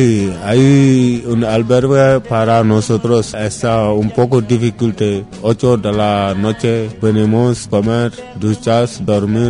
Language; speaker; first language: Spanish; non-native, learner; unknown